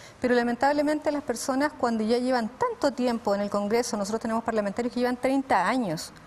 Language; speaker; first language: Spanish; native; Spanish